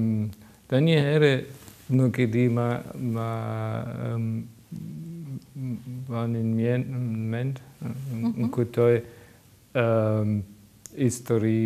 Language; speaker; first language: Albanian; non-native, learner; German